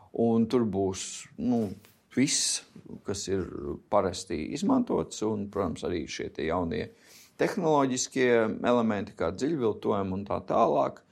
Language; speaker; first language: Latvian; native; Latvian